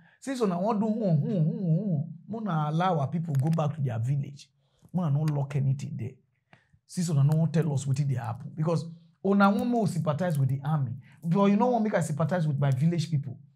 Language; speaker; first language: Nigerian Pidgin; non-native, local second language; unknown